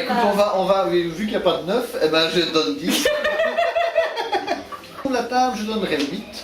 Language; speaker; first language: French; native; French